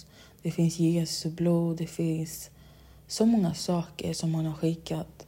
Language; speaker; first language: Swedish; non-native, local second language; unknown